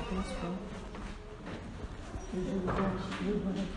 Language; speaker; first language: French; non-native, learner; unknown